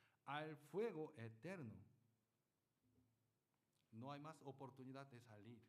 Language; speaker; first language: Spanish; non-native, learner; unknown